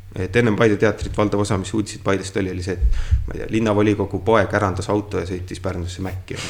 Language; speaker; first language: Estonian; native; Estonian